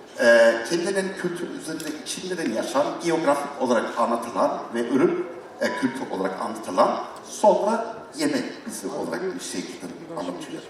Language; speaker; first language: Turkish; non-native, learner; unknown